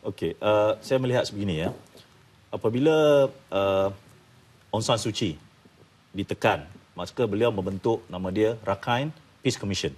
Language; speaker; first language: Malay; native; Malay